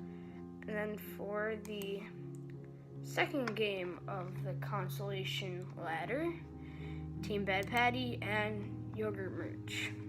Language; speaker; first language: English; native; English